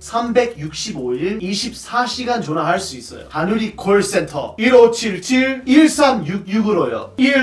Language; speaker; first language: Korean; non-native, fluent; English